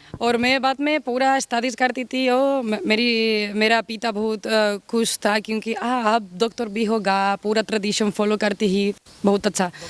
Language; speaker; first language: Hindi; non-native, learner; Spanish